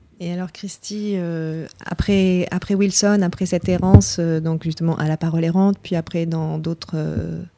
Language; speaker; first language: French; native; French